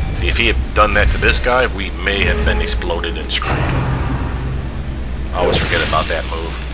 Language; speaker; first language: English; native; English